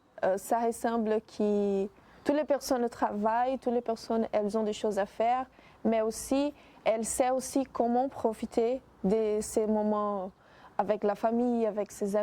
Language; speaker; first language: French; non-native, fluent; Portuguese